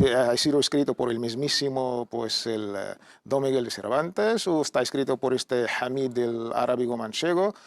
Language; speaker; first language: Spanish; non-native, fluent; Arabic